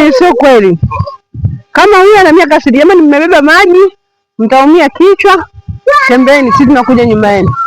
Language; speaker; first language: Swahili; native; Swahili